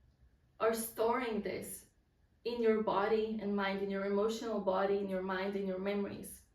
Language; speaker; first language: English; non-native, fluent; Polish